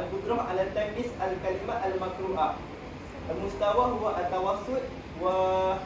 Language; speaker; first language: Arabic; non-native, learner; Malay